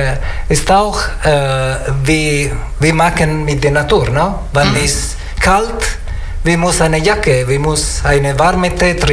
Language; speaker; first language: German; non-native, learner; Italian